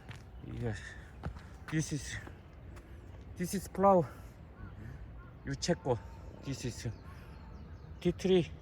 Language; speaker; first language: English; non-native, learner; Korean